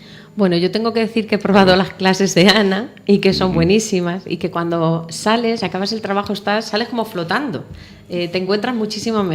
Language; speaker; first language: Spanish; native; Spanish